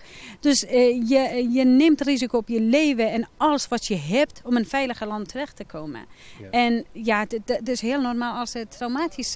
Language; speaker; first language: Dutch; non-native, fluent; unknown